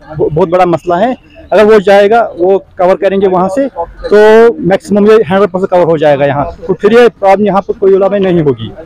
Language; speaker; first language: Hindi; non-native, local second language; Kashmiri